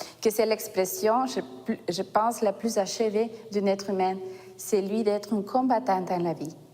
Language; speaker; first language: French; non-native, fluent; Spanish